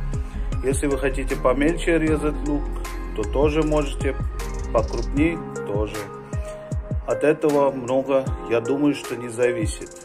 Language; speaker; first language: Russian; non-native, fluent; Hindi